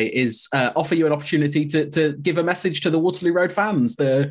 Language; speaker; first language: English; native; English